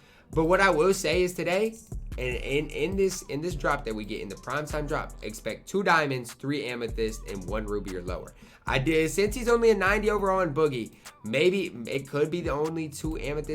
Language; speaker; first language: English; native; English